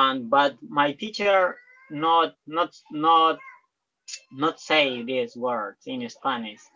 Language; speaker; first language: English; non-native, learner; Spanish